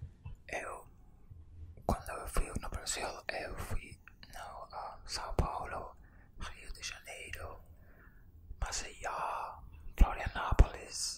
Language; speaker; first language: Portuguese; non-native, learner; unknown